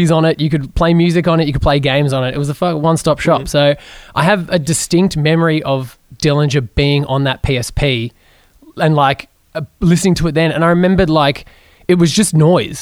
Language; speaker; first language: English; native; English